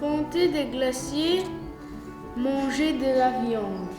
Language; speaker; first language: French; non-native, learner; Slovenian